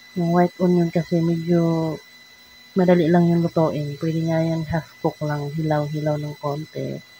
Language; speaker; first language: Filipino; non-native, local second language; Cebuano